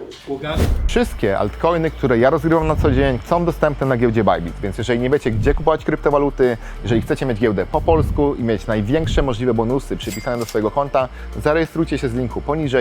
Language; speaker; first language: Polish; native; Polish